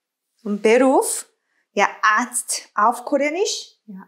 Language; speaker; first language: German; non-native, learner; Korean